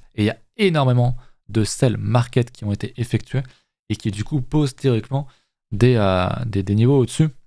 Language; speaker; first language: French; native; French